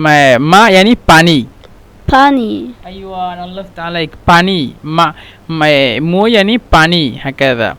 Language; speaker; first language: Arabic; non-native, fluent; Bangla